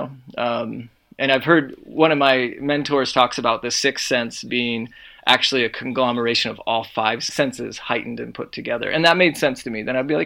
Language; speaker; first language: English; native; English